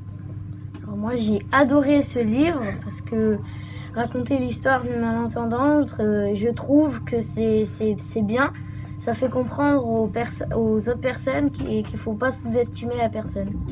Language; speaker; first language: French; native; French